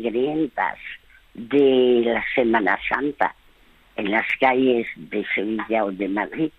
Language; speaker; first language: Spanish; early bilingual, other home language; French